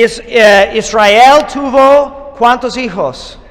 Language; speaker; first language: Spanish; non-native, fluent; English